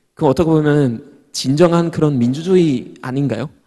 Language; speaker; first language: Korean; non-native, fluent; German